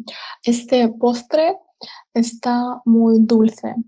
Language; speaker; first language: Spanish; non-native, learner; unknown